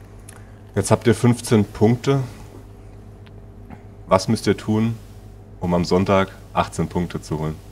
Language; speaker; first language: German; native; German